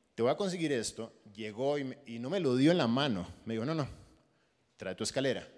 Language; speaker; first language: Spanish; native; Spanish